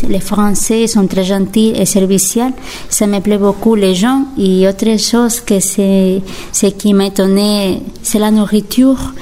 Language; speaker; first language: French; non-native, learner; Spanish